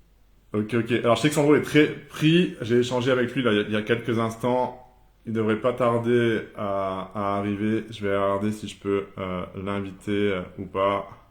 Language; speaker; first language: French; native; French